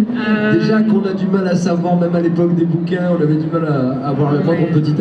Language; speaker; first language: French; native; French